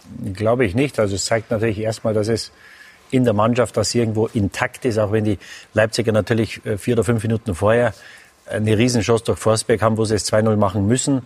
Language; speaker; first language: German; native; German